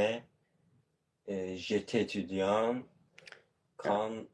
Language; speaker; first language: French; non-native, learner; Azerbaijani